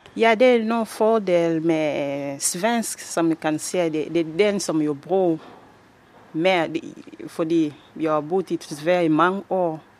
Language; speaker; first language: Danish; non-native, learner; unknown